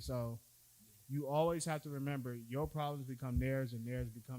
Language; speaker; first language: English; native; English